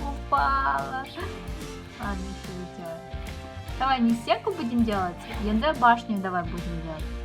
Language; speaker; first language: Russian; non-native, local second language; Kazakh